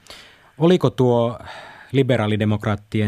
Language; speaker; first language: Finnish; native; Finnish